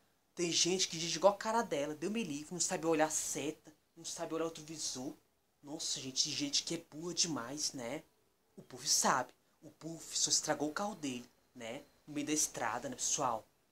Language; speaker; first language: Portuguese; native; Portuguese